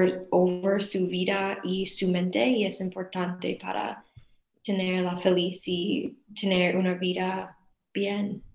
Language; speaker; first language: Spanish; non-native, learner; English